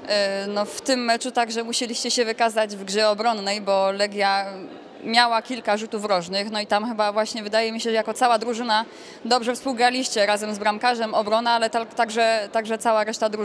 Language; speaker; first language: Polish; native; Polish